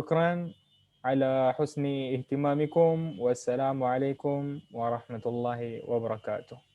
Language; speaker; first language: Arabic; non-native, fluent; Indonesian